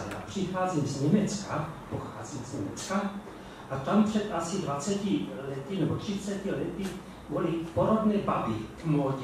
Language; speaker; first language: Czech; non-native, fluent; German